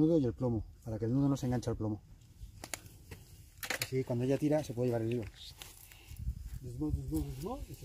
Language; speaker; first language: Spanish; native; Spanish